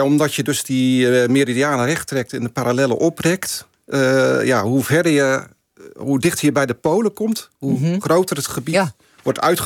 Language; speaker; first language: Dutch; native; Dutch